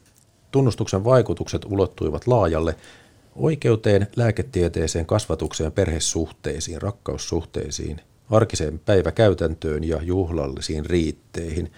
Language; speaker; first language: Finnish; native; Finnish